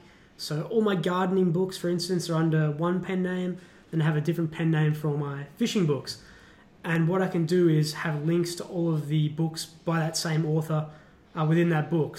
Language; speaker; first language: English; native; English